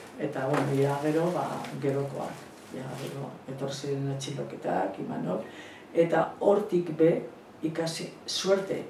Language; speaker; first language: Basque; non-native, local second language; Spanish